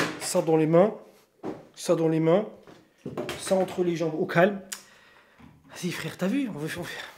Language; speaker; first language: French; native; French